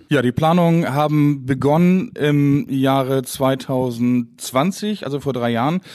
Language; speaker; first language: German; non-native, local second language; Low German